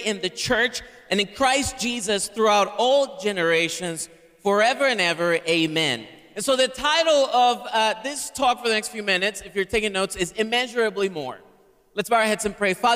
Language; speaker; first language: English; non-native, fluent; Spanish